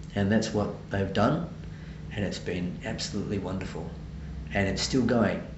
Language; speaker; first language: English; native; English